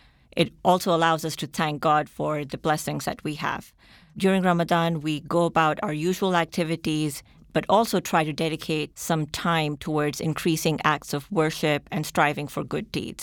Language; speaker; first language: English; non-native, local second language; Urdu